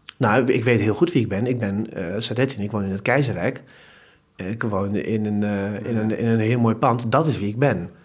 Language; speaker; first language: Dutch; early bilingual, other home language; Turkish